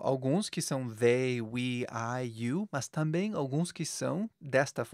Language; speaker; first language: Portuguese; non-native, fluent; English